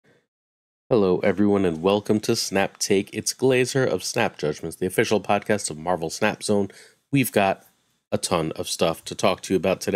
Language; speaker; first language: English; native; English